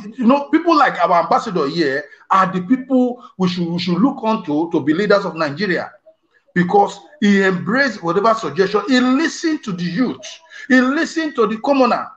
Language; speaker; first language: English; non-native, local second language; Bini